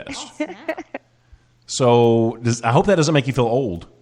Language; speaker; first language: English; native; English